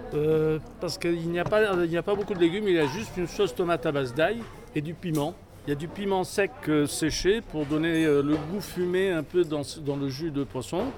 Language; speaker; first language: French; non-native, local second language; Arabic